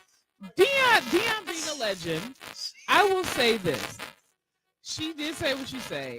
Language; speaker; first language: English; native; English